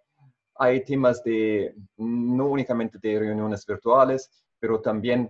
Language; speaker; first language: Spanish; non-native, fluent; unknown